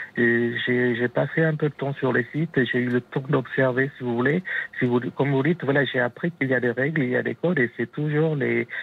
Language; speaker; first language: French; non-native, fluent; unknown